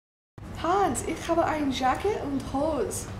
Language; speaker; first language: German; non-native, learner; English